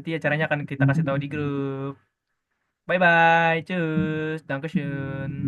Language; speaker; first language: Indonesian; native; Indonesian